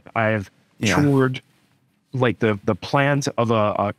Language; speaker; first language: English; native; English